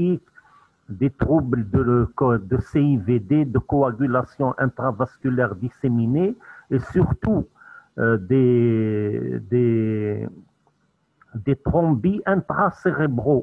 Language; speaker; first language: French; non-native, local second language; Arabic